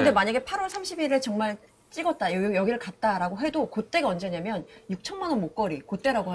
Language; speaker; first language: Korean; native; Korean